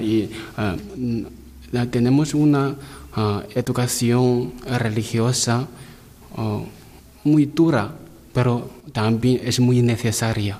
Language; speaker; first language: Spanish; non-native, learner; Chinese